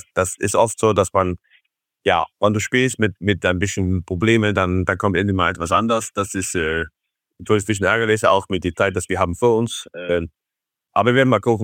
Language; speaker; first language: German; non-native, fluent; Faroese